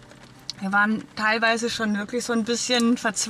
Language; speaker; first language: German; native; German